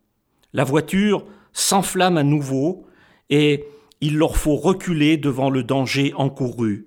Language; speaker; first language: French; native; French